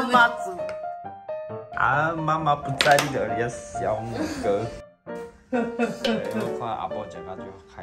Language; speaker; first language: Chinese; native; Chinese